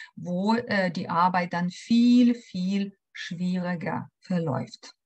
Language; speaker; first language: German; non-native, fluent; Ukrainian